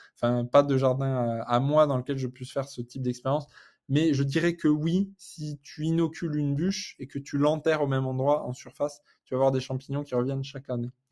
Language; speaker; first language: French; native; French